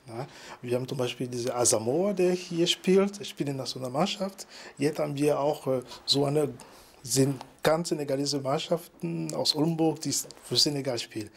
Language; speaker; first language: German; non-native, fluent; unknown